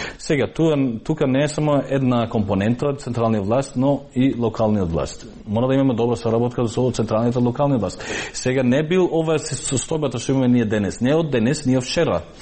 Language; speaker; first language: Macedonian; non-native, local second language; Albanian